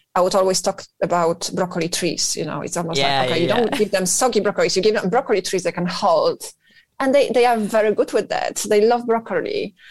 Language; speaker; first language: English; non-native, fluent; Polish